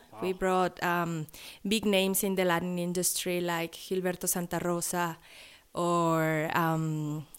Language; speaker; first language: English; non-native, fluent; Spanish